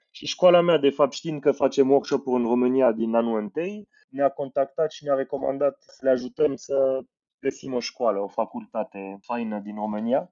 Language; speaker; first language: Romanian; non-native, fluent; French